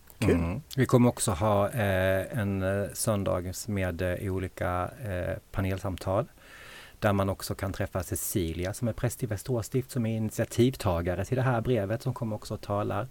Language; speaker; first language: Swedish; native; Swedish